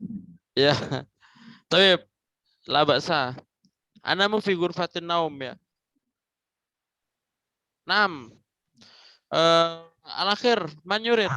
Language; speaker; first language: Arabic; non-native, fluent; Indonesian